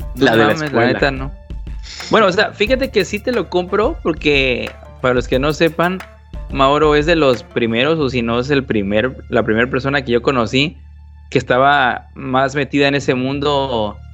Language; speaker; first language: Spanish; native; Spanish